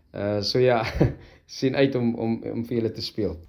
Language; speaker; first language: Afrikaans; native; Afrikaans